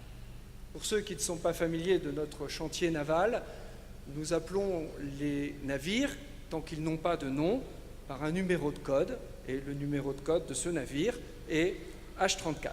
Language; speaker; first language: French; native; French